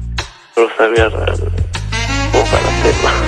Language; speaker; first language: Spanish; non-native, learner; Arabic